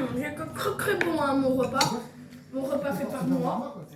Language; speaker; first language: French; native; French